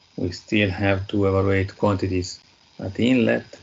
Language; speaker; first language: English; non-native, fluent; Italian